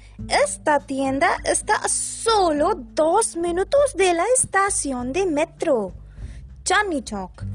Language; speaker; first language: Spanish; non-native, learner; Hindi